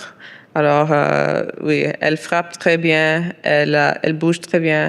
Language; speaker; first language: French; non-native, local second language; English